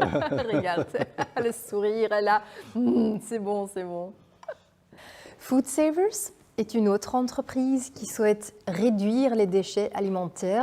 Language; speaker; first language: French; non-native, local second language; Dutch